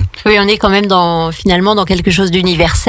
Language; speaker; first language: French; native; French